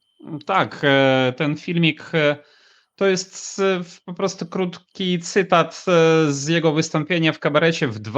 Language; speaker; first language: Polish; non-native, fluent; Ukrainian